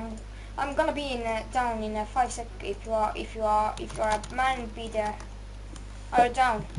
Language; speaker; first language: English; non-native, learner; Estonian